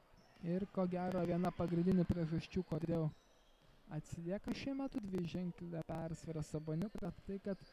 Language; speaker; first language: Lithuanian; native; Lithuanian